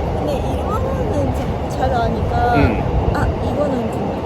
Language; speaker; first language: Korean; non-native, learner; Japanese